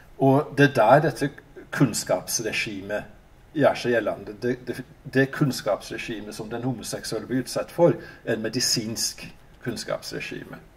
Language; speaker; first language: Norwegian; non-native, fluent; English